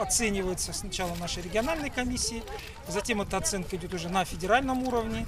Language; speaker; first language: Russian; native; Russian